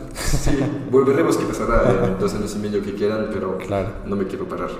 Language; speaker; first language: Spanish; non-native, fluent; French